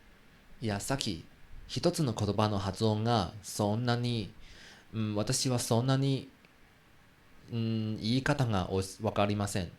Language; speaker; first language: Japanese; non-native, learner; Chinese